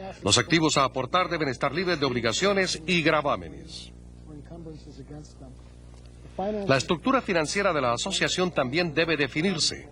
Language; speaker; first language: Spanish; native; Spanish